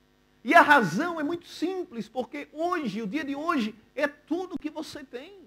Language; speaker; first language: Portuguese; native; Portuguese